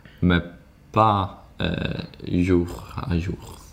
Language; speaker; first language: French; non-native, learner; Swedish